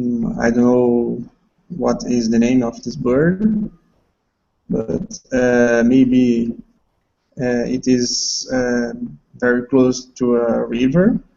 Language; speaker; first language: English; non-native, learner; Portuguese